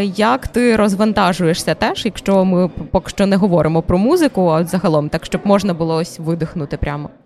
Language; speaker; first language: Ukrainian; native; Ukrainian